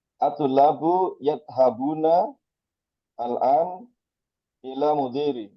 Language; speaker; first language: Arabic; non-native, learner; Indonesian